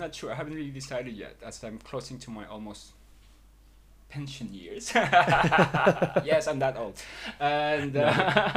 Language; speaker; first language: English; native; English